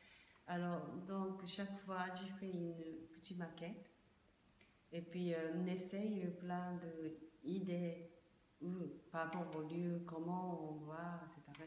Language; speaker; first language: French; non-native, learner; Japanese